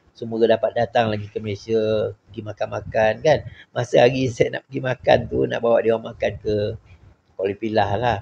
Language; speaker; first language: Malay; native; Malay